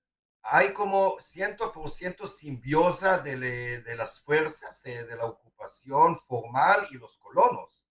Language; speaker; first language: Spanish; non-native, fluent; Hebrew